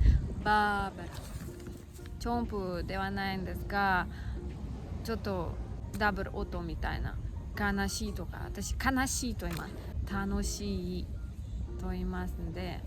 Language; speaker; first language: Japanese; non-native, learner; Russian